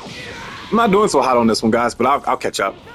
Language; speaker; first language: English; native; English